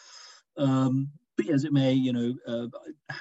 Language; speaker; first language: English; non-native, local second language; Urdu